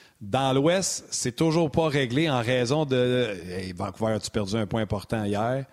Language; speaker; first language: French; native; French